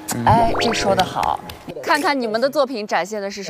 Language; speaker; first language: Chinese; native; Chinese